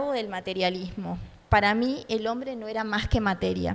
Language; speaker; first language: Spanish; native; Spanish